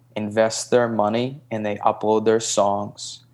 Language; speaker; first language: English; native; English